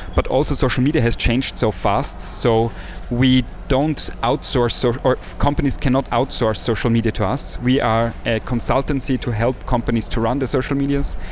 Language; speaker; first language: English; non-native, fluent; German